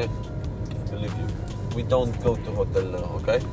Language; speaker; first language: English; non-native, learner; Russian